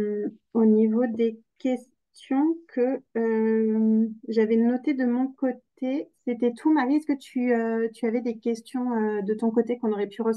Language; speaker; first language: French; native; French